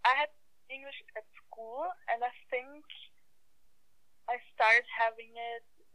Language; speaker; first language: English; non-native, fluent; German